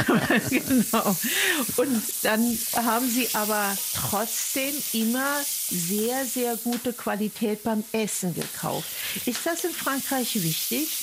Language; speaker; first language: German; native; German